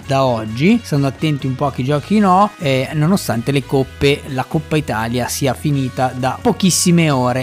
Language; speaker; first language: Italian; native; Italian